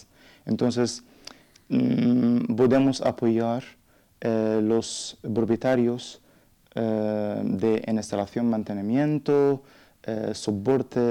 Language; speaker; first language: Spanish; non-native, learner; Arabic